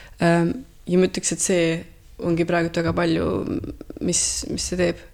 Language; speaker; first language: Estonian; early bilingual, heritage; Estonian